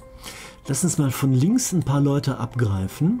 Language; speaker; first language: German; native; German